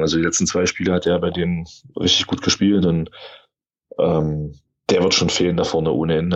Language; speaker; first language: German; native; German